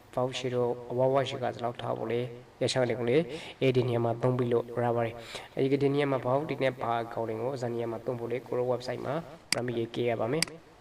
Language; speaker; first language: Burmese; native; Burmese